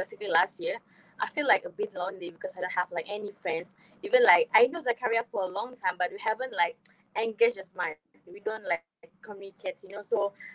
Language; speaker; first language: English; non-native, local second language; Malay